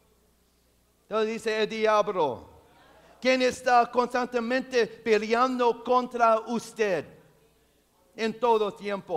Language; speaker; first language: Spanish; non-native, local second language; English